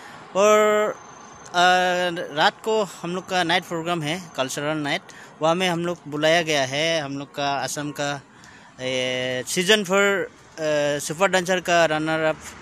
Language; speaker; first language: Hindi; non-native, local second language; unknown